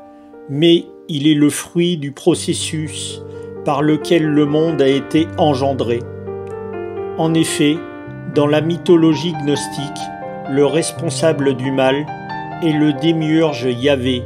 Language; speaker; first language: French; native; French